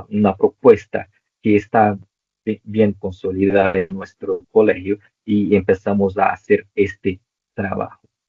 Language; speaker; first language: Spanish; non-native, local second language; Portuguese